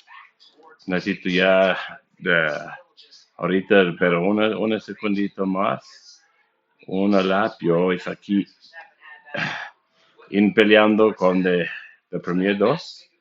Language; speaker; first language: Spanish; non-native, learner; English